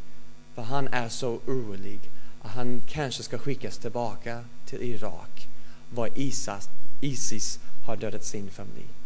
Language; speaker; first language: Swedish; non-native, fluent; English